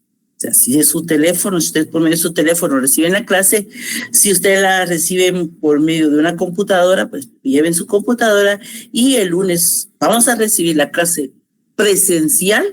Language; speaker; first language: Spanish; native; Spanish